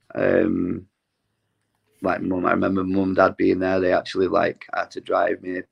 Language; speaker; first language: English; native; English